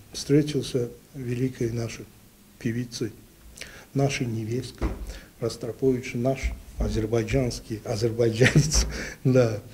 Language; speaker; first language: Russian; non-native, local second language; Azerbaijani